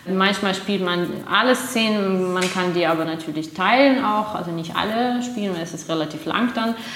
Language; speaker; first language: German; non-native, fluent; Russian